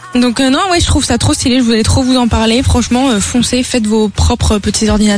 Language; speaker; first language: French; native; French